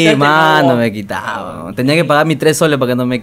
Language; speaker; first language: Spanish; native; Spanish